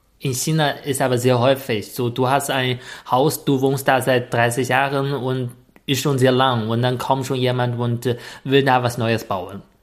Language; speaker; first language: German; non-native, fluent; Chinese